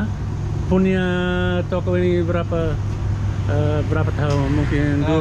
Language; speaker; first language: Indonesian; non-native, learner; English